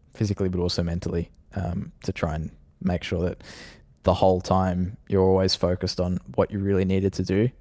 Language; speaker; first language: English; native; English